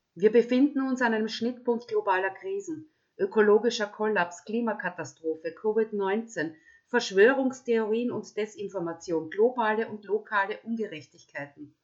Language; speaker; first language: German; native; German